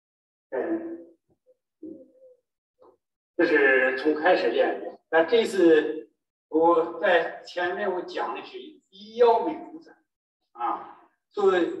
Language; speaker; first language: Chinese; native; Chinese